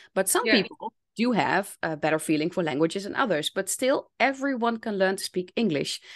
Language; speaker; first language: English; non-native, fluent; Dutch